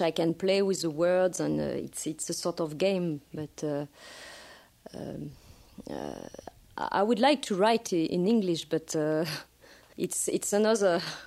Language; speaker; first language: English; non-native, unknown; French